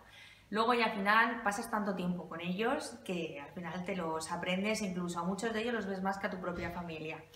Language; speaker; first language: Spanish; native; Spanish